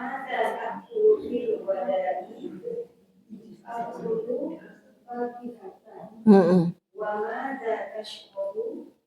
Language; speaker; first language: Arabic; non-native, learner; Indonesian